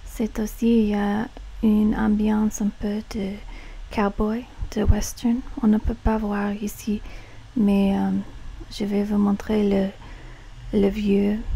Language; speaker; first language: French; non-native, learner; English